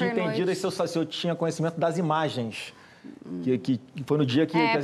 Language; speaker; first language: Portuguese; native; Portuguese